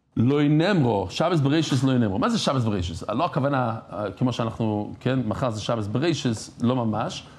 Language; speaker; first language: Hebrew; non-native, fluent; English